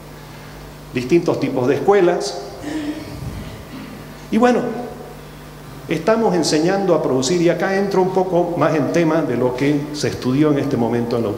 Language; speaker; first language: Spanish; native; Spanish